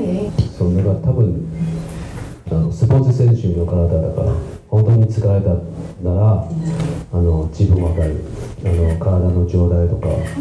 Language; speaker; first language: Japanese; non-native, learner; Chinese